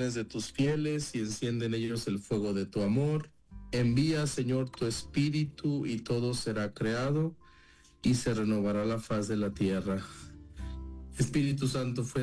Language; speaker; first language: Spanish; native; Spanish